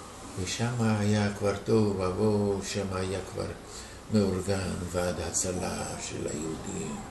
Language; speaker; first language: Hebrew; non-native, fluent; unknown